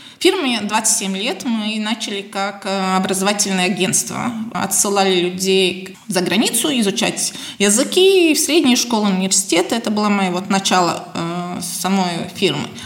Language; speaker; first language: Russian; non-native, local second language; Latvian